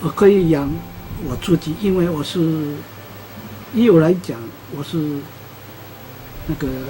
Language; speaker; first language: Chinese; non-native, local second language; Amis